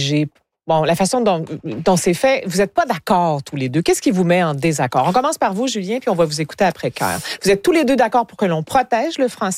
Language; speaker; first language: French; native; French